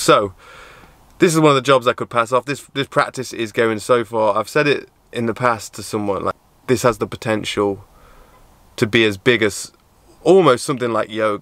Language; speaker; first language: English; native; English